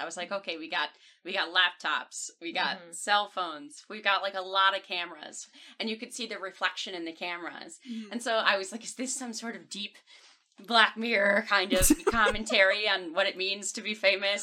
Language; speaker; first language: English; native; English